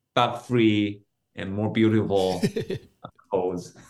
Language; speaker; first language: English; non-native, fluent; Chinese